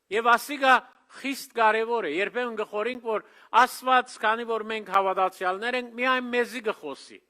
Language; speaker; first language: Armenian; early bilingual, heritage; Armenian